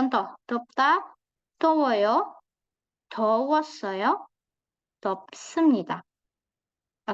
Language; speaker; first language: Korean; non-native, fluent; Indonesian